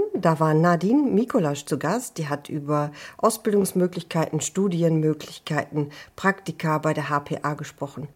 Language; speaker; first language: German; native; German